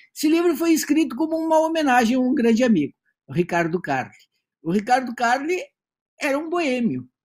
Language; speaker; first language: Portuguese; native; Portuguese